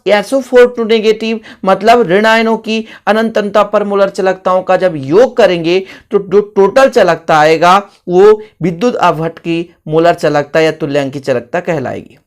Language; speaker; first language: Hindi; native; Hindi